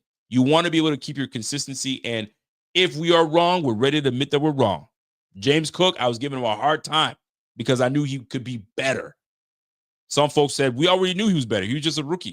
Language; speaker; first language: English; native; English